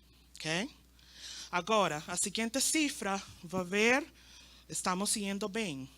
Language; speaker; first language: Portuguese; non-native, learner; Spanish